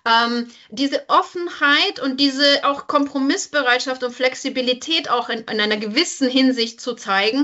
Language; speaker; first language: German; native; German